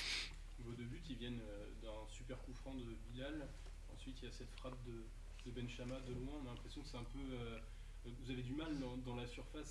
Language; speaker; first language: French; native; French